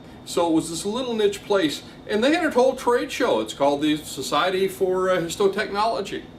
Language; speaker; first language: English; native; English